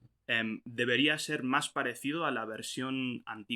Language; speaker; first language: Spanish; non-native, fluent; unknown